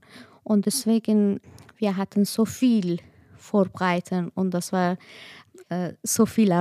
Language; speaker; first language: German; non-native, learner; Persian